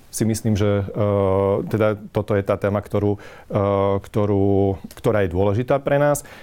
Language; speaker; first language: Slovak; non-native, local second language; Hungarian